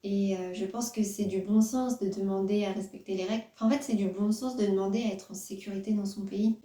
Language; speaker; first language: French; native; French